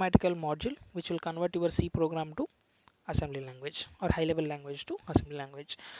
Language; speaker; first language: English; non-native, local second language; Telugu